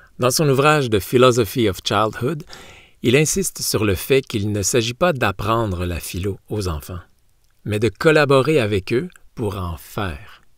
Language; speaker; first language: French; native; French